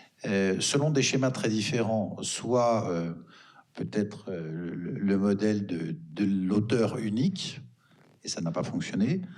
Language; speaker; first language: French; native; French